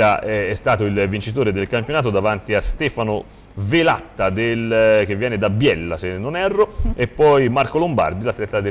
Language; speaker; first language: Italian; native; Italian